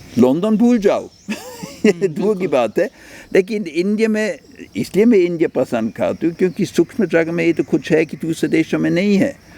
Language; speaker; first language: Hindi; non-native, fluent; German